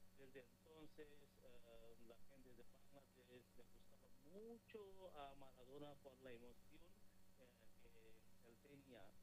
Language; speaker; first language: Spanish; non-native, learner; Bangla